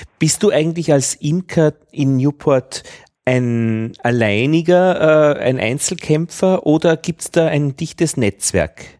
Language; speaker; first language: German; native; German